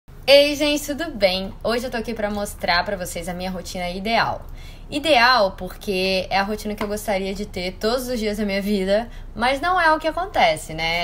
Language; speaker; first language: Portuguese; native; Portuguese